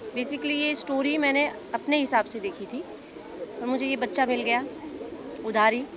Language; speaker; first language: Hindi; native; Hindi